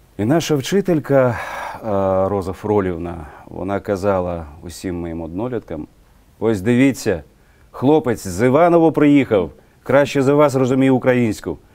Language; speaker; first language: Ukrainian; non-native, local second language; Russian